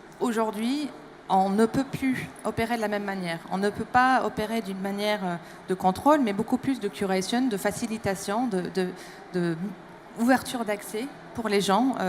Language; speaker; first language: French; non-native, fluent; English